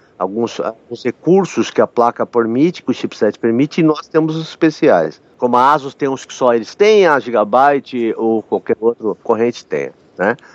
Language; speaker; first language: Portuguese; native; Portuguese